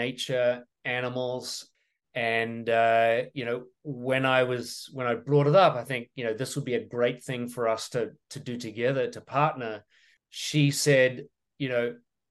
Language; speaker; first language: English; native; English